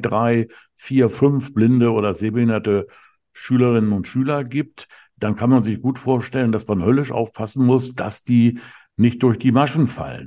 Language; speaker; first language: German; native; German